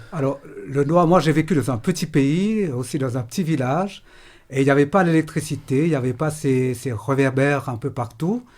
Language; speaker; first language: French; non-native, local second language; Morisyen